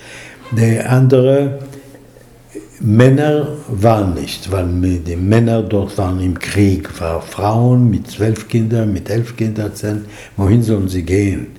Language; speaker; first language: German; non-native, fluent; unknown